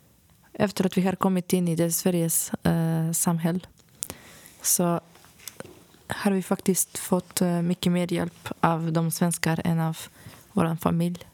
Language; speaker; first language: Swedish; non-native, fluent; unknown